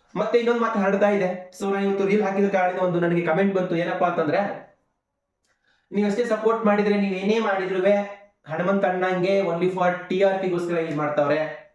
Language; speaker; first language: Kannada; non-native, local second language; Lambadi